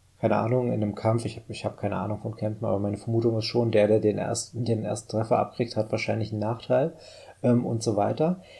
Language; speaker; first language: German; native; German